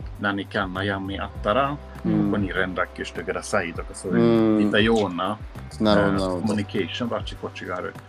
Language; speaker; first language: Japanese; non-native, learner; Swedish